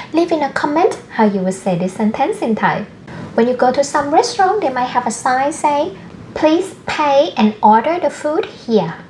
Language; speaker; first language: English; non-native, fluent; Thai